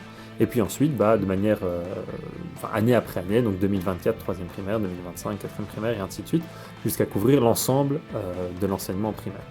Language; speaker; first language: French; native; French